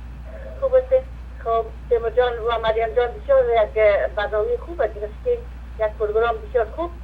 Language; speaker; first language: Persian; native; Persian